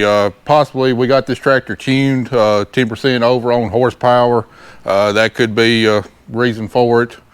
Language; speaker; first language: English; native; English